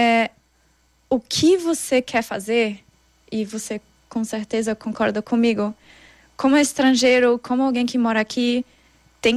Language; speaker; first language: Portuguese; non-native, fluent; German